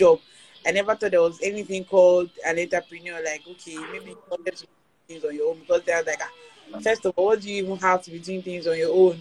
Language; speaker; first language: English; non-native, local second language; Yoruba